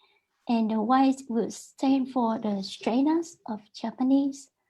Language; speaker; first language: English; non-native, learner; Vietnamese